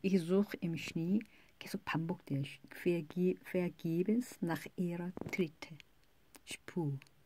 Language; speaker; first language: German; non-native, fluent; Korean